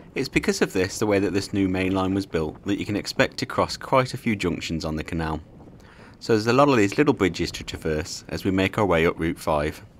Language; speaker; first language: English; native; English